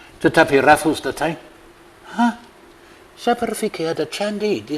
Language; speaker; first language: Indonesian; non-native, learner; English